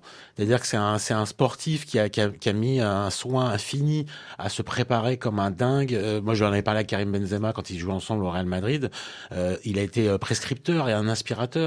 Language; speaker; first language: French; native; French